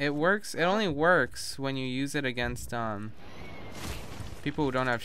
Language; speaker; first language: English; native; English